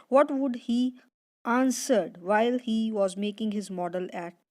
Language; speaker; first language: English; non-native, local second language; Punjabi